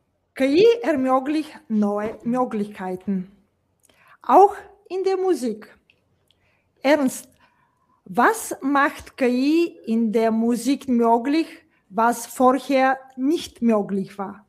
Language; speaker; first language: German; non-native, fluent; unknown